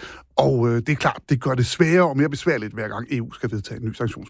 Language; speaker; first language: Danish; native; Danish